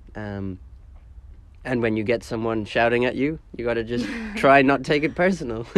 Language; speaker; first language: English; native; English